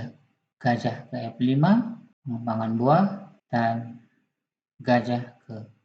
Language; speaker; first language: Indonesian; native; Indonesian